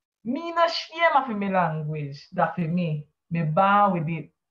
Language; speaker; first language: English; non-native, fluent; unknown